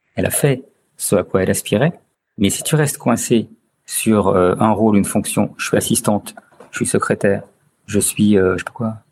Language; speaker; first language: French; native; French